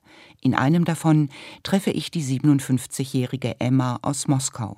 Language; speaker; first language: German; native; German